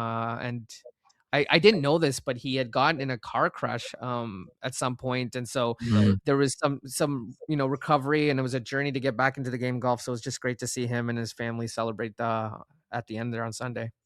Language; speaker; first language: English; native; English